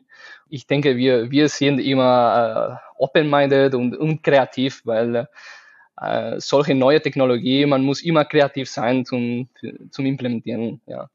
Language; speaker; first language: German; non-native, learner; Spanish